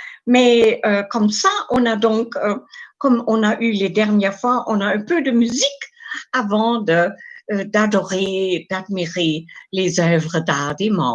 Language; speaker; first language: French; non-native, fluent; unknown